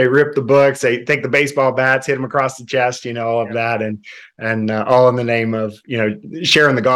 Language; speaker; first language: English; native; English